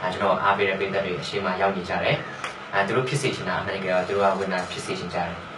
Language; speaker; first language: Burmese; non-native, local second language; Hakha Chin